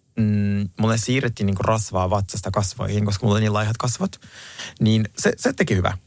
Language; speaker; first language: Finnish; native; Finnish